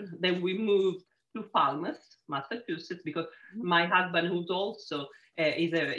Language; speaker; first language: English; non-native, fluent; Italian